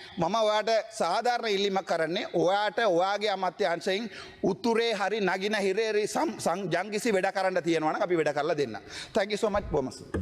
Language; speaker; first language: Sinhala; non-native, local second language; Tamil